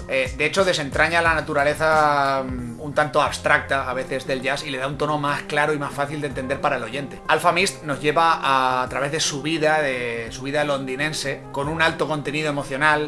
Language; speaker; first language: Spanish; native; Spanish